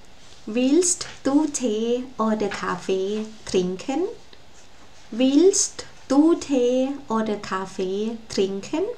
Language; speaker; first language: German; non-native, fluent; Thai